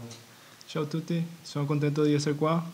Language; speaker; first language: Italian; non-native, fluent; Spanish